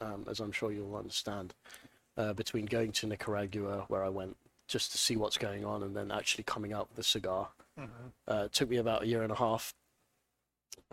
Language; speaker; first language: English; native; English